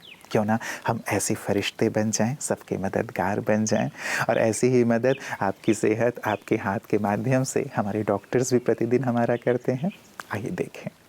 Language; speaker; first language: Hindi; native; Hindi